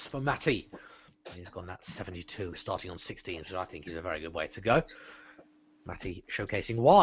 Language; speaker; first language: English; native; English